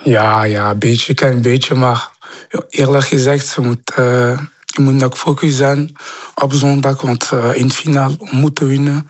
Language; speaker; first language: Dutch; non-native, local second language; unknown